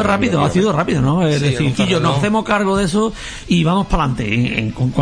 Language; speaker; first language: Spanish; native; Spanish